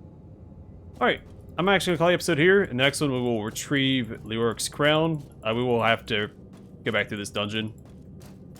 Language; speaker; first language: English; native; English